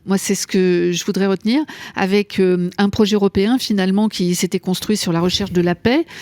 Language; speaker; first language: French; native; French